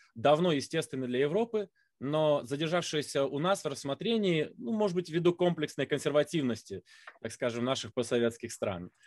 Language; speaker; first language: Russian; native; Russian